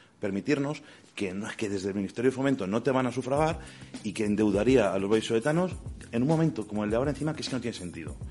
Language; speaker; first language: Spanish; native; Spanish